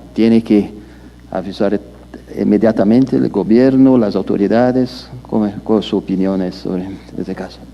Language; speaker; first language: Spanish; non-native, learner; Portuguese